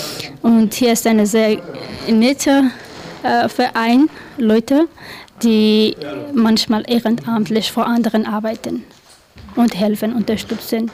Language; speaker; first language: German; non-native, learner; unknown